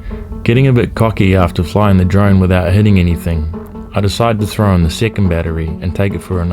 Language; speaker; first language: English; native; English